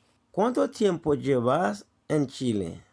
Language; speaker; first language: Spanish; non-native, learner; Haitian Creole